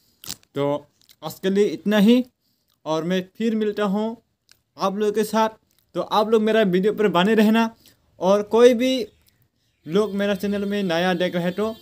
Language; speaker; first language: Hindi; non-native, local second language; Kok Borok